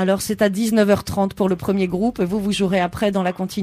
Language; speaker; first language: French; native; French